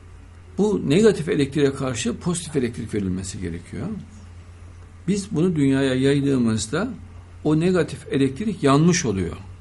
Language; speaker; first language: Turkish; native; Turkish